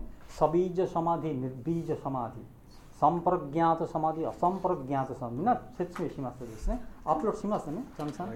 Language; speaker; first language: Japanese; non-native, learner; Bangla